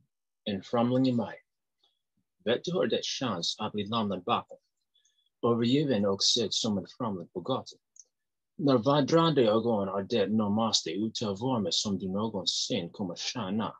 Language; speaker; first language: Swedish; non-native, learner; English